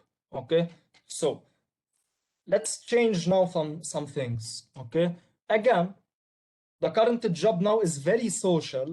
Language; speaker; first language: English; non-native, local second language; Arabic